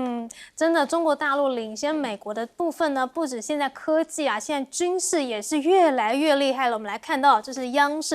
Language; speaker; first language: Chinese; native; Chinese